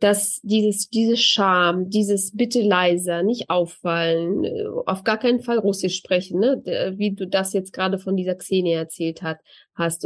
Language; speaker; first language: German; early bilingual, other home language; Russian